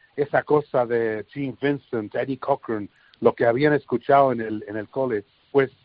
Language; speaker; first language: Spanish; early bilingual, heritage; English